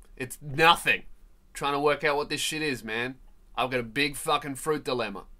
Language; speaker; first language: English; native; English